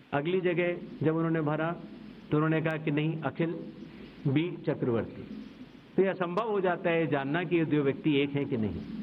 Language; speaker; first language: Hindi; native; Hindi